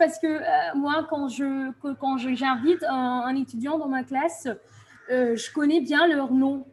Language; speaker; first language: French; non-native, fluent; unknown